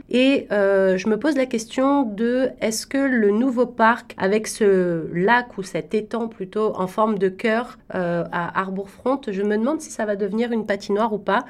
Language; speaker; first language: French; native; French